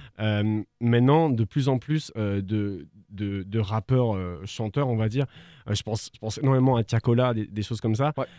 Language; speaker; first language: French; native; French